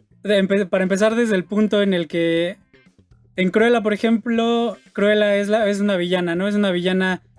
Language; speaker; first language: Spanish; native; Spanish